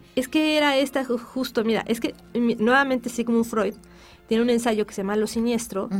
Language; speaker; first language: Spanish; native; Spanish